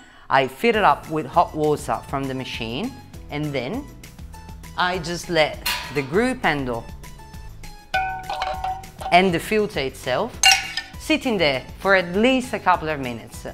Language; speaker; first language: English; non-native, fluent; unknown